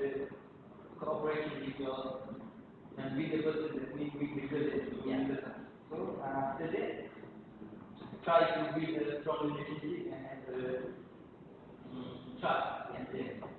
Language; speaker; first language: English; non-native, local second language; Malay